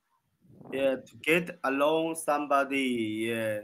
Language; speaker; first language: English; non-native, learner; Chinese